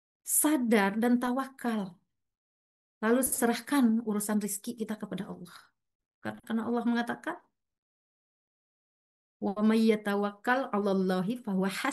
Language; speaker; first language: Indonesian; native; Indonesian